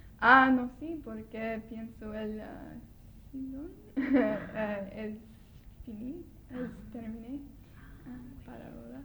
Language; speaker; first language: Spanish; non-native, learner; English